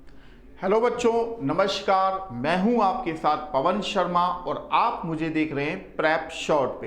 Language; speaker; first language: Hindi; native; Hindi